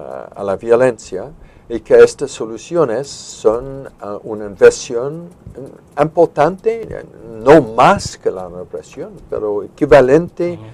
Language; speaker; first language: Spanish; non-native, fluent; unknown